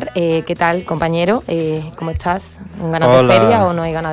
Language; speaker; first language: Spanish; native; Spanish